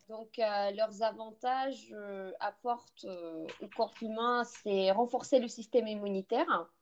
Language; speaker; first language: French; non-native, fluent; Russian